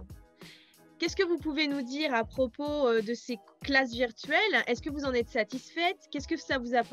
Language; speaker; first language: French; native; French